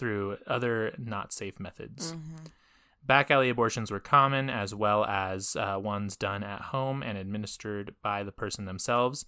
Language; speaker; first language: English; native; English